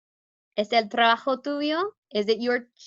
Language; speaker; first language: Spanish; non-native, fluent; English